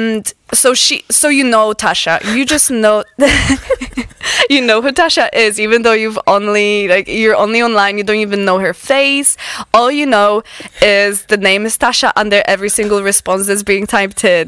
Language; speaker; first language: English; non-native, fluent; Polish